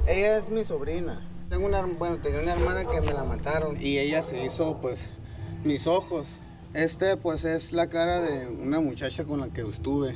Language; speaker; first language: Spanish; native; Spanish